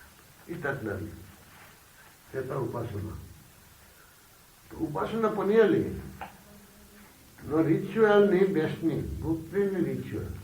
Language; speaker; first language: Russian; non-native, learner; Bangla